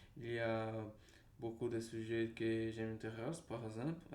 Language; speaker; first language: French; non-native, learner; Portuguese